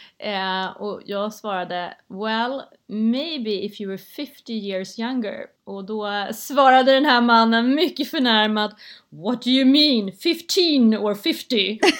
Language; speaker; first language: Swedish; native; Swedish